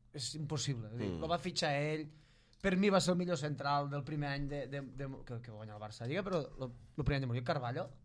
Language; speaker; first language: Catalan; native; Catalan